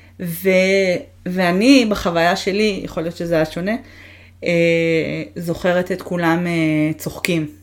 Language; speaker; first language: Hebrew; native; Hebrew